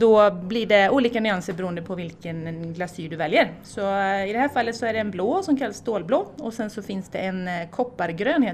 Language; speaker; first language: Swedish; native; Swedish